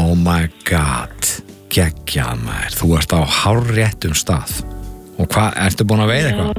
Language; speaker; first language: Icelandic; native; Icelandic